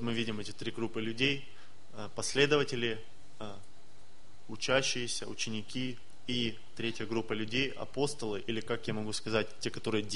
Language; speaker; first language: Russian; native; Russian